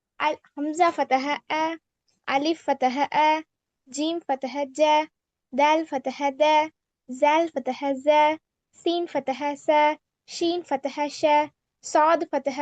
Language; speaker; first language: Arabic; non-native, learner; Tamil